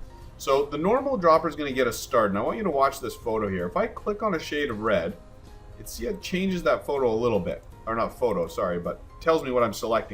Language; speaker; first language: English; native; English